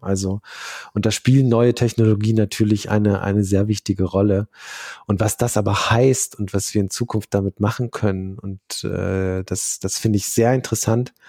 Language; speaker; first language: German; native; German